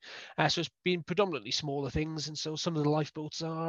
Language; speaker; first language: English; native; English